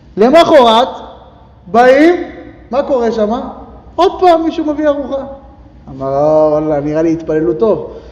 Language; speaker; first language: Hebrew; native; Hebrew